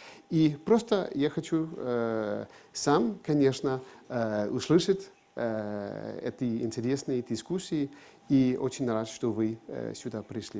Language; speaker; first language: Russian; non-native, fluent; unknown